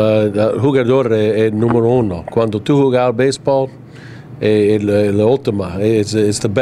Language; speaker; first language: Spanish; non-native, learner; English